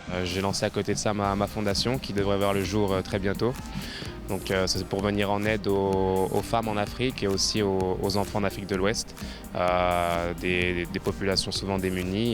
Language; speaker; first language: French; native; French